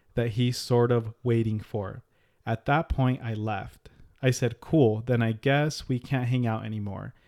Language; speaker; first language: English; early bilingual, other home language; Spanish